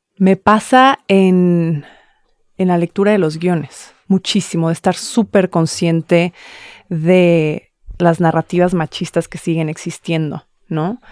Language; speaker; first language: Spanish; native; Spanish